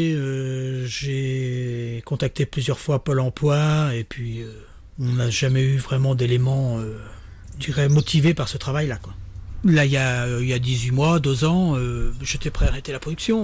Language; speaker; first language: French; native; French